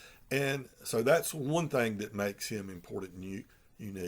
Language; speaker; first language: English; native; English